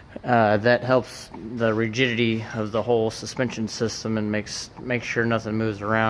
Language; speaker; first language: English; native; English